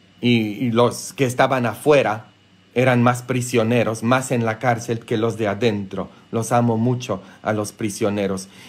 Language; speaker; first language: Spanish; non-native, fluent; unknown